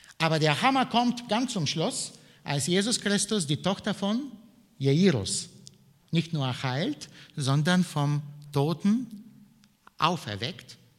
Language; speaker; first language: German; non-native, fluent; Bulgarian